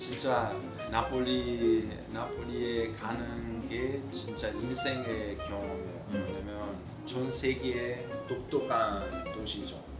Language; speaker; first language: Korean; non-native, learner; Italian